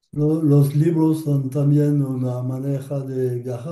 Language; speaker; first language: Spanish; non-native, learner; French